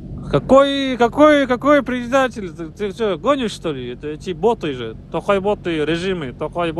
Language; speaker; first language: Russian; non-native, local second language; Kazakh